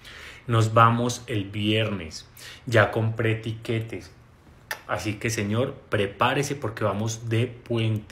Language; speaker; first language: Spanish; native; Spanish